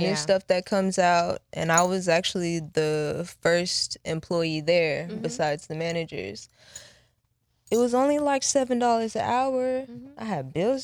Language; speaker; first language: English; early bilingual, other home language; Japanese